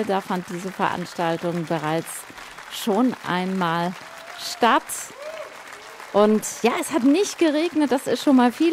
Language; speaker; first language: German; native; German